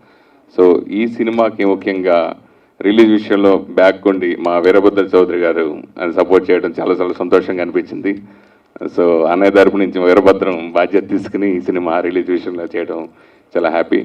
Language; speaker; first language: Telugu; native; Telugu